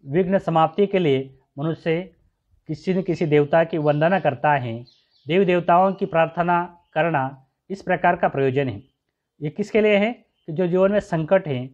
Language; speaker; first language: Hindi; non-native, local second language; Marathi